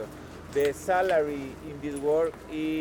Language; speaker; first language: English; non-native, learner; Spanish